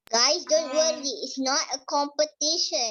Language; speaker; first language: English; non-native, local second language; Malay